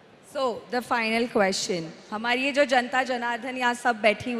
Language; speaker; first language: Hindi; native; Hindi